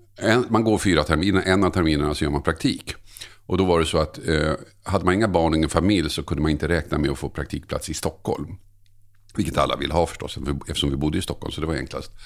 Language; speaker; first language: Swedish; native; Swedish